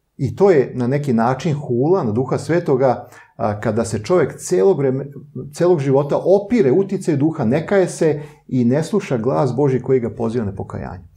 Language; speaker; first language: Serbian; native; Serbian